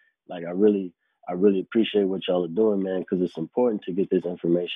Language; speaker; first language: English; native; English